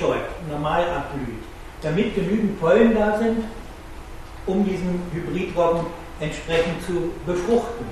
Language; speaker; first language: German; native; German